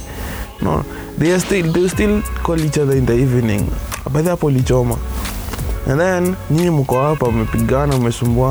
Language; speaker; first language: English; non-native, local second language; Kikuyu